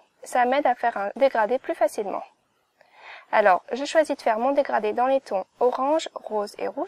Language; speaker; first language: French; native; French